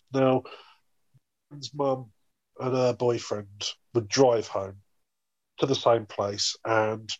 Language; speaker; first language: English; native; English